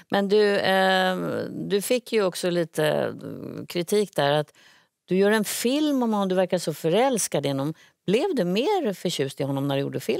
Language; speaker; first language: Swedish; native; Swedish